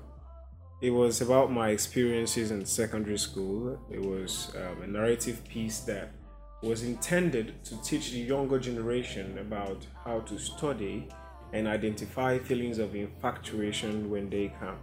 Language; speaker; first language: English; non-native, local second language; Igbo